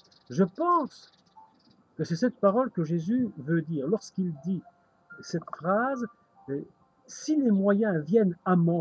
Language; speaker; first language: French; native; French